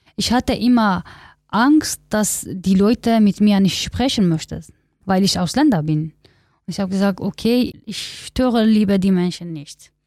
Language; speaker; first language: German; non-native, learner; Kurdish